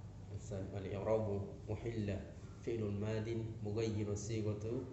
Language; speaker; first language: Arabic; non-native, learner; Indonesian